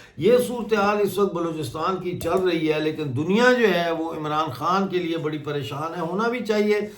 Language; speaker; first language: Urdu; non-native, local second language; Punjabi